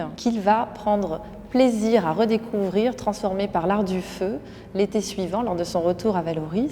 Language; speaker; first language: French; native; French